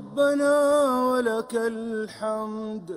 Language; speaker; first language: Arabic; native; Arabic